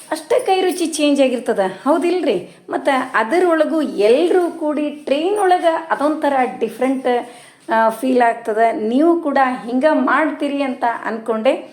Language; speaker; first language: Kannada; native; Kannada